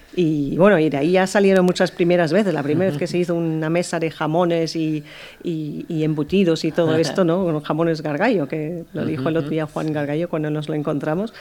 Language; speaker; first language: Spanish; non-native, fluent; German